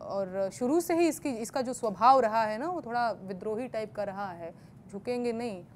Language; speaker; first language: Hindi; native; Hindi